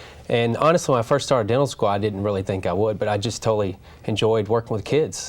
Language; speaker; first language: English; native; English